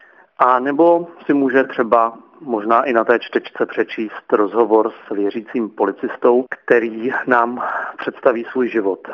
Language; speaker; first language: Czech; native; Czech